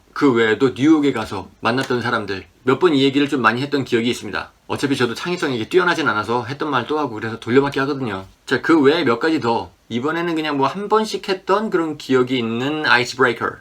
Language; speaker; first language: Korean; native; Korean